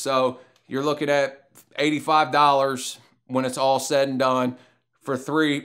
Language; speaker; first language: English; native; English